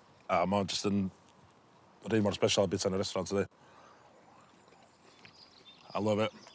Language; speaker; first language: Welsh; native; Welsh